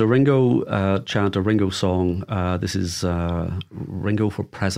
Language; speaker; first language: English; native; English